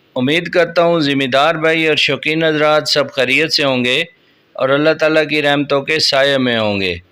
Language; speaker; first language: Urdu; non-native, local second language; Punjabi